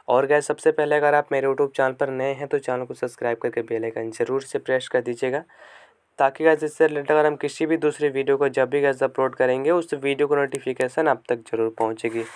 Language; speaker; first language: Hindi; native; Hindi